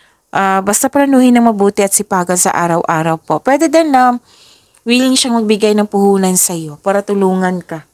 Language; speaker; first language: Filipino; native; Filipino